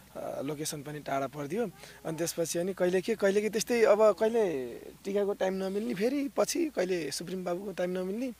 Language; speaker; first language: Nepali; native; Nepali